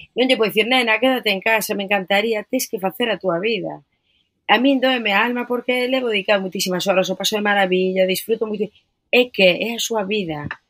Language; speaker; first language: Galician; non-native, local second language; Spanish